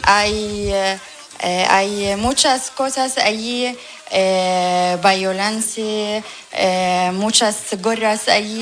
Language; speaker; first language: Spanish; non-native, learner; Arabic